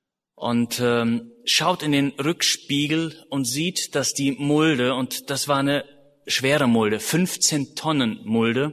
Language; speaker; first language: German; native; German